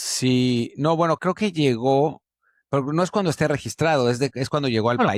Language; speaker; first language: Spanish; native; Spanish